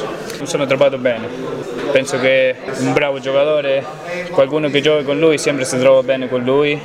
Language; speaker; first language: Italian; non-native, learner; Spanish